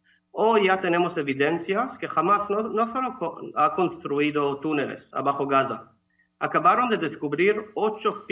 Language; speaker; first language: Spanish; non-native, fluent; Hebrew